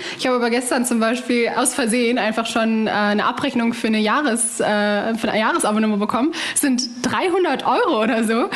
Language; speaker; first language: German; early bilingual, other home language; Arabic